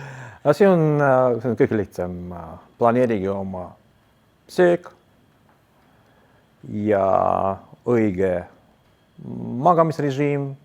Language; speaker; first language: Estonian; non-native, local second language; Russian